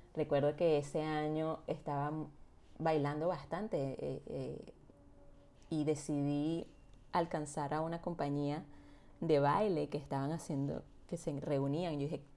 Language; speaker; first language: Spanish; native; Spanish